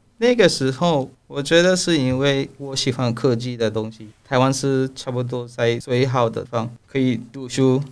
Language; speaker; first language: Chinese; non-native, learner; Spanish